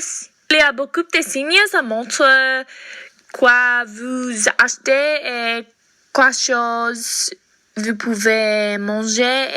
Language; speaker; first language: French; non-native, learner; English